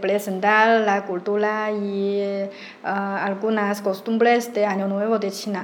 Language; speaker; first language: Spanish; non-native, learner; Chinese